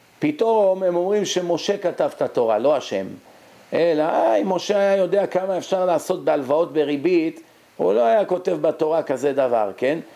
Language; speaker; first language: Hebrew; native; Hebrew